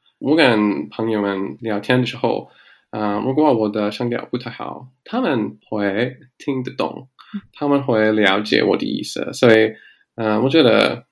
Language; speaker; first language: Chinese; non-native, learner; English